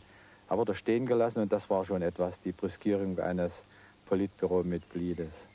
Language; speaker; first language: German; native; German